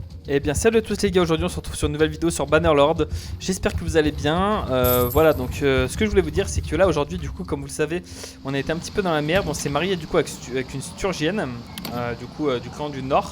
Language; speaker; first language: French; native; French